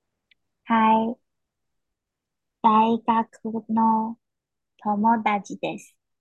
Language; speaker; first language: Japanese; non-native, learner; Chinese